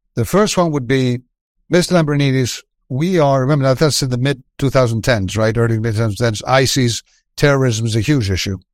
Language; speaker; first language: English; non-native, fluent; Greek